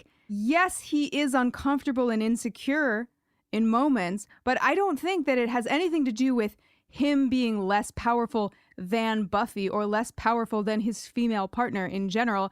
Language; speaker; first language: English; native; English